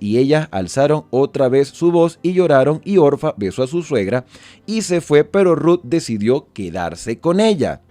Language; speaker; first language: Spanish; native; Spanish